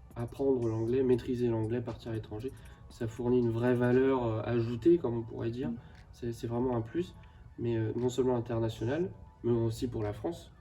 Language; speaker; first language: French; native; French